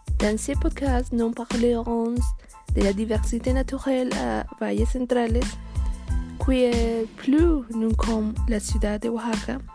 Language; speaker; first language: French; non-native, learner; Spanish